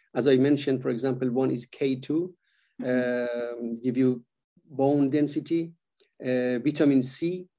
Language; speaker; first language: English; non-native, fluent; Persian